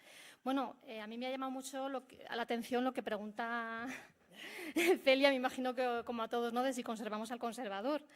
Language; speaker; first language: Spanish; native; Spanish